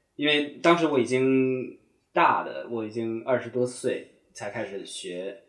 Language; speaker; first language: Chinese; non-native, fluent; English